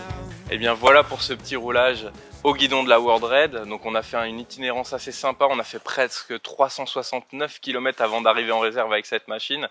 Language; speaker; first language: French; native; French